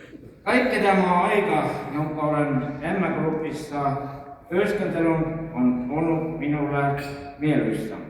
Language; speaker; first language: Finnish; non-native, local second language; Estonian